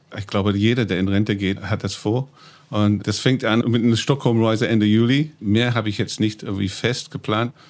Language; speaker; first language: German; non-native, fluent; English